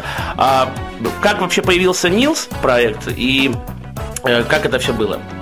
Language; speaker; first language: Russian; native; Russian